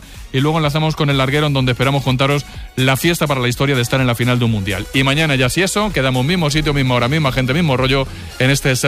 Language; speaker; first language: Spanish; native; Spanish